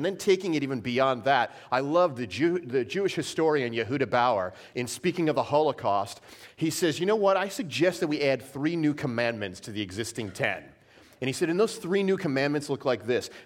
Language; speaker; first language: English; native; English